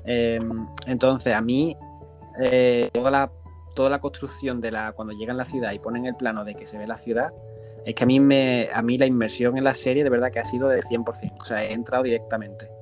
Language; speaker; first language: Spanish; native; Spanish